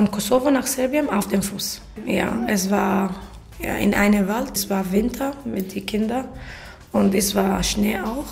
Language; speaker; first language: German; non-native, learner; Arabic